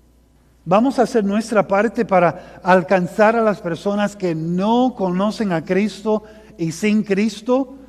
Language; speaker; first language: Spanish; early bilingual, heritage; Spanish